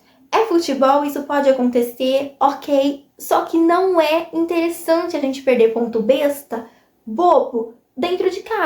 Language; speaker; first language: Portuguese; native; Portuguese